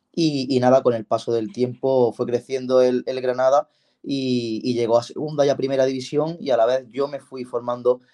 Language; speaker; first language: Spanish; native; Spanish